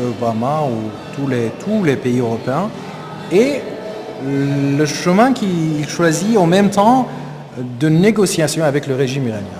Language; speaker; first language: French; non-native, learner; Persian